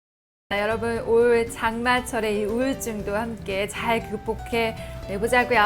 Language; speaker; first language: Korean; native; Korean